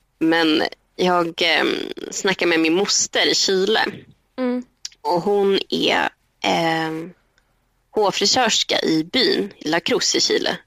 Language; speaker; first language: Swedish; early bilingual, other home language; Spanish